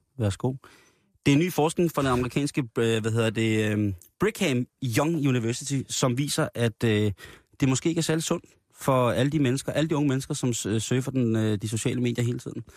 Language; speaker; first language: Danish; native; Danish